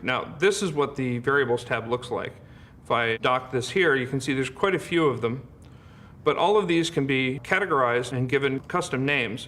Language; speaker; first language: English; native; English